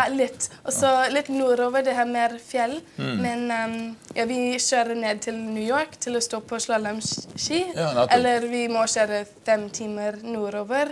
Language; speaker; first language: Norwegian; non-native, fluent; English